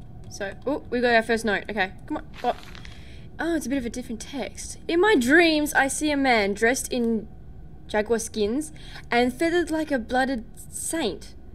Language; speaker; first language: English; native; English